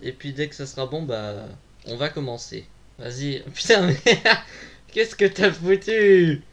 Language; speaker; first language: French; native; French